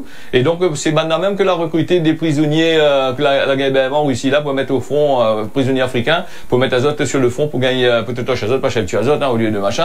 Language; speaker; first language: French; non-native, local second language; Réunion Creole French